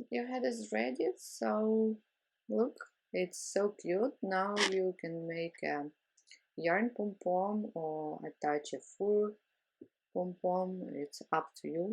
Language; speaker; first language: English; non-native, fluent; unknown